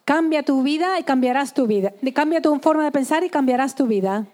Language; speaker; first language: Spanish; native; Spanish